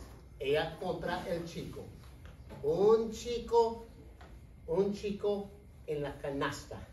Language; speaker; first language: Spanish; non-native, fluent; English